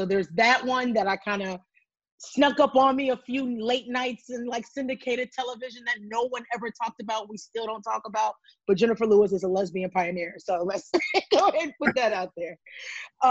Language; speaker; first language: English; native; English